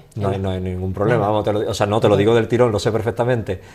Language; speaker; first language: Spanish; native; Spanish